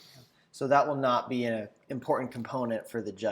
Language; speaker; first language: English; native; English